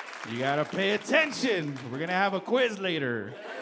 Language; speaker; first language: English; early bilingual, other home language; Spanish